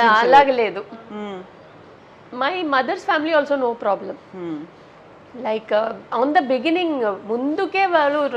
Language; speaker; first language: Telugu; non-native, learner; Tamil